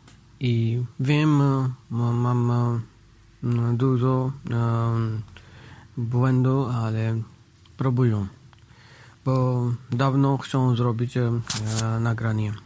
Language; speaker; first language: Polish; non-native, learner; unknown